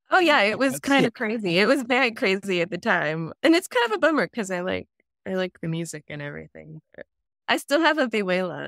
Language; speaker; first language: English; native; English